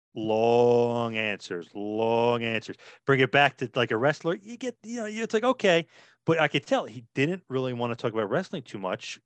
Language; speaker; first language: English; native; English